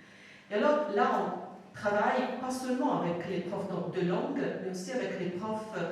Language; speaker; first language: French; non-native, fluent; Italian